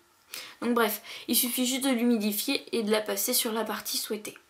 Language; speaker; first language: French; native; French